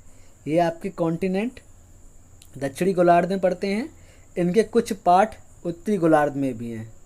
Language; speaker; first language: Hindi; native; Hindi